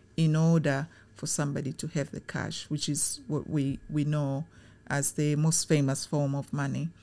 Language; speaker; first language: English; non-native, local second language; Swahili